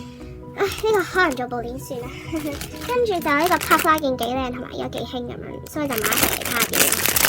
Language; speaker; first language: Cantonese; native; Cantonese